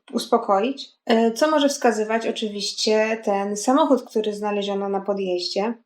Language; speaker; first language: Polish; native; Polish